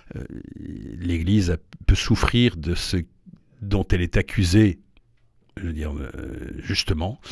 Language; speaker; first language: French; native; French